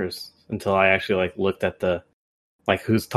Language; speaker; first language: English; native; English